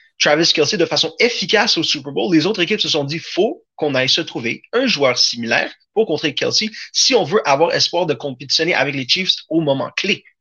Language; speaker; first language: French; native; French